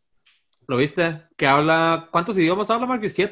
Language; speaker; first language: Spanish; native; Spanish